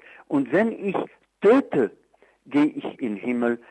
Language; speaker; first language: German; non-native, fluent; Arabic